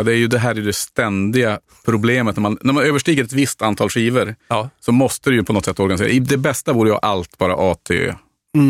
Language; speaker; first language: Swedish; native; Swedish